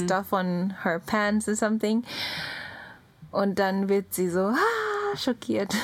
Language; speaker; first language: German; non-native, learner; Japanese